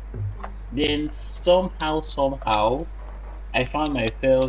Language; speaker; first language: English; non-native, local second language; Bini